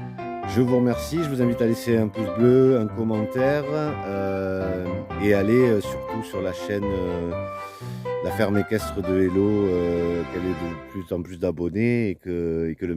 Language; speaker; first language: French; native; French